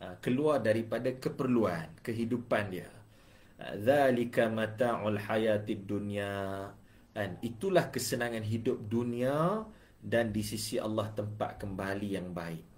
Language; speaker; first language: Malay; native; Malay